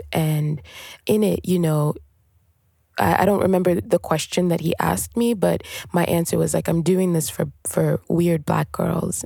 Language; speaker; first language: English; non-native, local second language; French